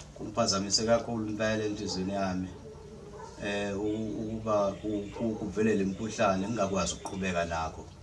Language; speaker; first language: Zulu; native; Zulu